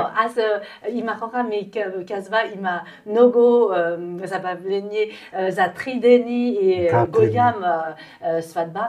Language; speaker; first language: Bulgarian; non-native, learner; French